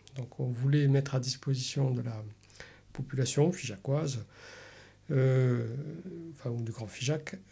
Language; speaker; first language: French; native; French